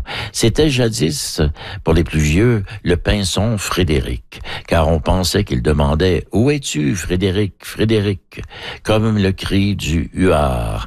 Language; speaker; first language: French; native; French